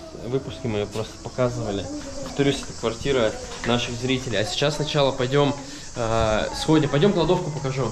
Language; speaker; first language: Russian; native; Russian